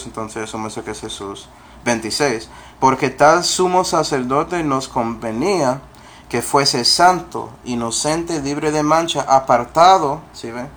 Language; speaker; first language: Spanish; non-native, fluent; English